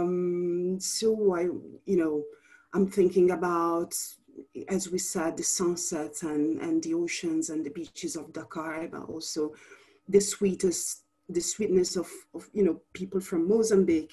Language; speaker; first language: English; non-native, fluent; Italian